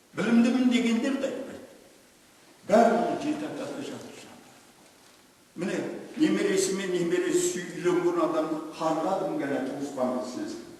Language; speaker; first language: Kazakh; native; Kazakh